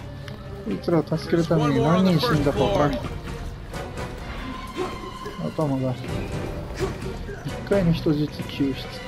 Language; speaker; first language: Japanese; native; Japanese